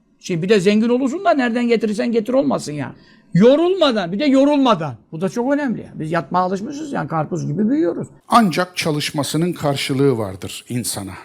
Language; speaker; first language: Turkish; native; Turkish